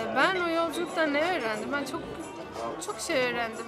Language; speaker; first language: Turkish; non-native, fluent; Polish